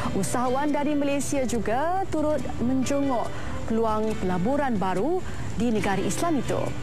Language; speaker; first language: Malay; native; Malay